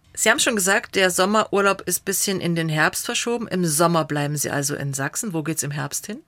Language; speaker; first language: German; native; German